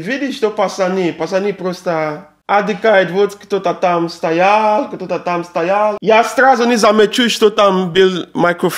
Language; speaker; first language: Russian; non-native, learner; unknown